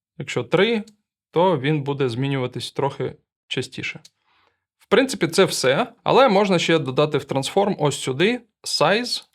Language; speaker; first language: Ukrainian; non-native, local second language; Russian